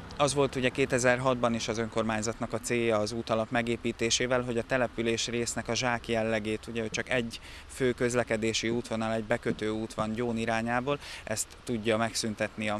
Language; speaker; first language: Hungarian; native; Hungarian